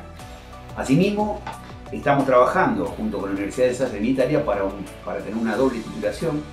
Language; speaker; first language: Spanish; native; Spanish